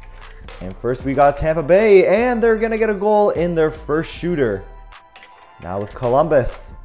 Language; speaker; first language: English; native; English